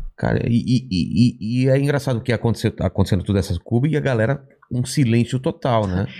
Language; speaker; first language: Portuguese; native; Portuguese